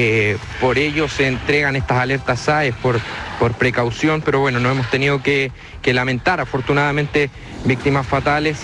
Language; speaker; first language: Spanish; native; Spanish